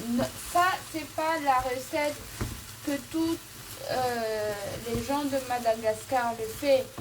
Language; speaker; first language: French; non-native, local second language; Malagasy